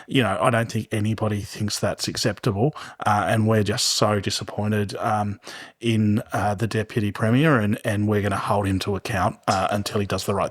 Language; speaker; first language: English; native; English